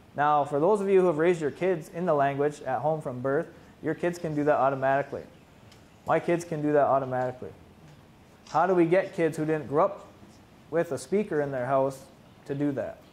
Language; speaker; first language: English; native; English